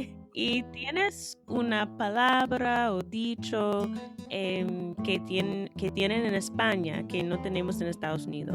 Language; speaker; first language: Spanish; non-native, fluent; English